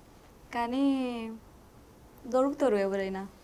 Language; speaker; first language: Telugu; non-native, local second language; Odia